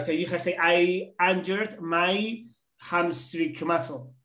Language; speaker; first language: English; non-native, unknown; Spanish